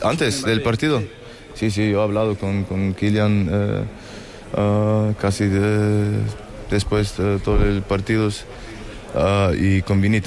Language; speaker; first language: Spanish; non-native, fluent; German